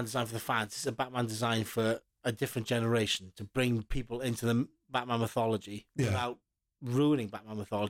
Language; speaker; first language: English; native; English